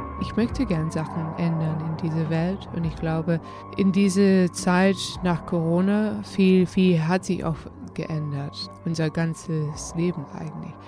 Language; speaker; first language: German; early bilingual, heritage; English